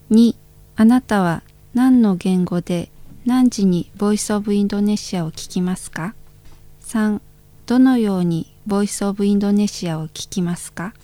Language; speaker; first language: Japanese; non-native, fluent; Indonesian